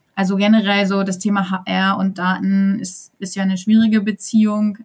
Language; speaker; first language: German; native; German